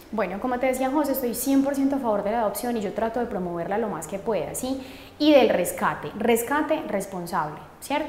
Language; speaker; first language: Spanish; native; Spanish